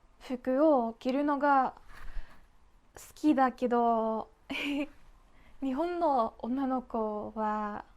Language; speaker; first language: Japanese; non-native, fluent; Dutch